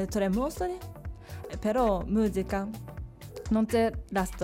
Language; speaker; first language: Italian; non-native, learner; Japanese